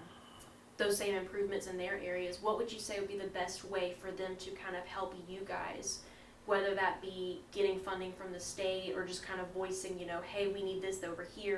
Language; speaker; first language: English; native; English